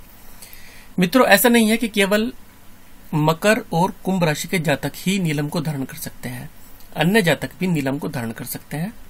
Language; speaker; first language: Hindi; native; Hindi